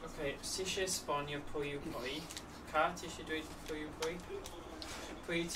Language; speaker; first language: Welsh; native; Welsh